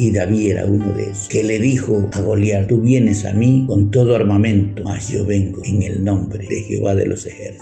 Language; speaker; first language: Spanish; native; Spanish